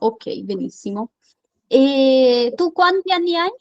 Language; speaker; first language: Italian; non-native, fluent; Urdu